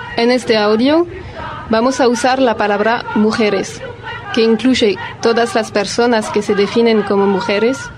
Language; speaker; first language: Spanish; non-native, fluent; French